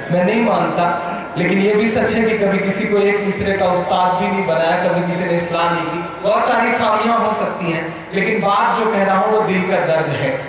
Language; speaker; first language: Hindi; native; Hindi